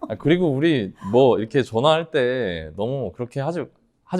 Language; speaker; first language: Korean; native; Korean